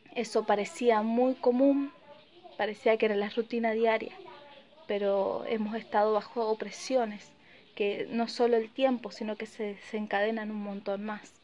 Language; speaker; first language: Spanish; native; Spanish